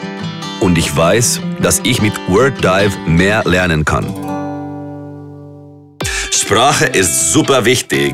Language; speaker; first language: German; non-native, learner; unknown